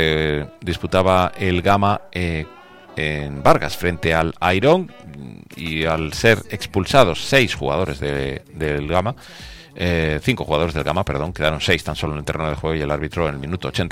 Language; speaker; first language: Spanish; native; Spanish